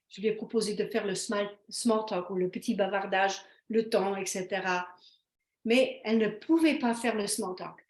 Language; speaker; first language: French; non-native, fluent; Slovenian